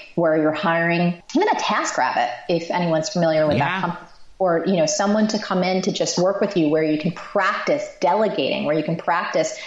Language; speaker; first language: English; native; English